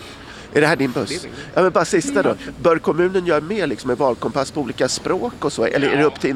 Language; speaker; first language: Swedish; native; Swedish